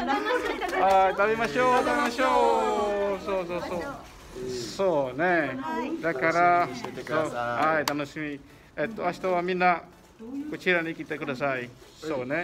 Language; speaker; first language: Japanese; non-native, learner; Indonesian